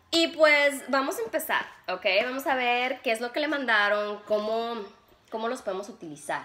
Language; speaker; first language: Spanish; native; Spanish